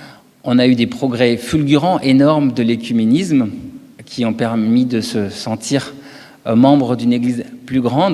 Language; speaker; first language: French; native; French